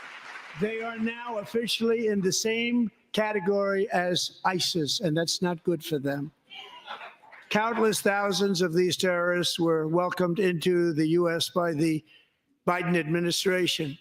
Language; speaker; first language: English; native; English